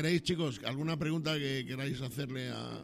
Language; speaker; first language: Spanish; native; Spanish